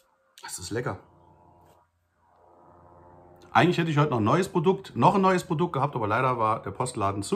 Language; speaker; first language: German; native; German